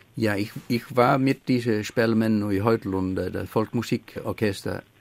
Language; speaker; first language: German; non-native, learner; Faroese